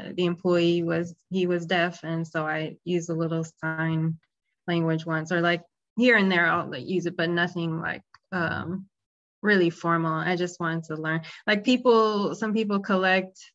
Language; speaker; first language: English; native; English